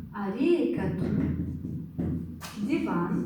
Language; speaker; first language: Arabic; non-native, fluent; Kyrgyz